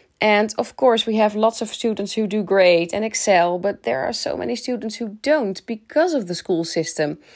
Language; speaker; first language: English; non-native, fluent; Dutch